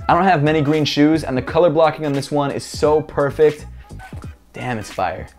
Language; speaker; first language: English; native; English